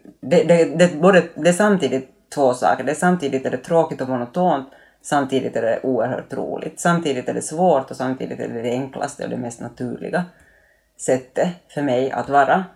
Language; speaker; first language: Swedish; native; Swedish